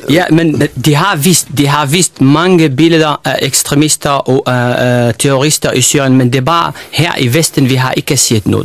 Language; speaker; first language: Danish; non-native, fluent; Arabic